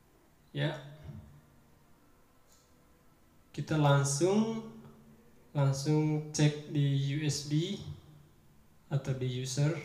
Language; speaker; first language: Indonesian; native; Indonesian